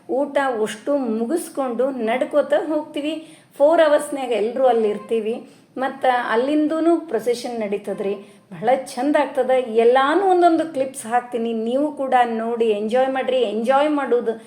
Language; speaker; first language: Kannada; native; Kannada